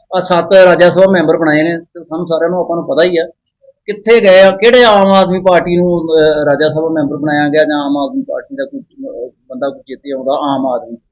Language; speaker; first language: Punjabi; native; Punjabi